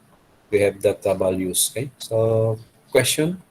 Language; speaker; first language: English; non-native, local second language; Filipino